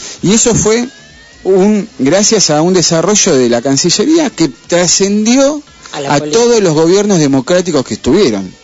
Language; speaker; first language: Spanish; native; Spanish